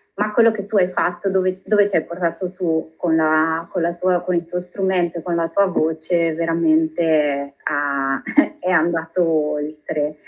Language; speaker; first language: Italian; native; Italian